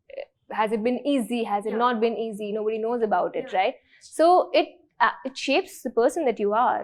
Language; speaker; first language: English; non-native, local second language; Hindi